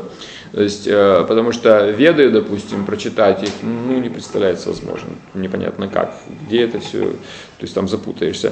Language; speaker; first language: Russian; native; Russian